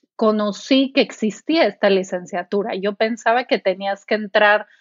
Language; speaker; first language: Spanish; native; Spanish